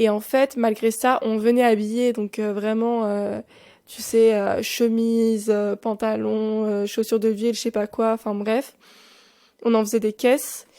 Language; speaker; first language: French; native; French